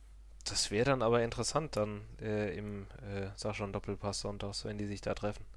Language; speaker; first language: German; native; German